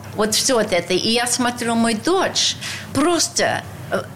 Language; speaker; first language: Russian; non-native, fluent; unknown